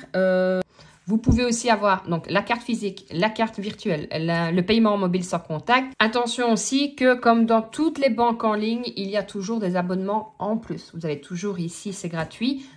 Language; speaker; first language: French; native; French